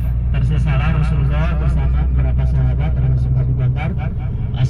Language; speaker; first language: Indonesian; native; Indonesian